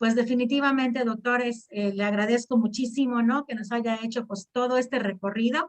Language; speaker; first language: Spanish; native; Spanish